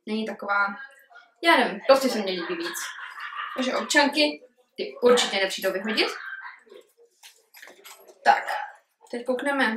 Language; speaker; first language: Czech; early bilingual, heritage; Czech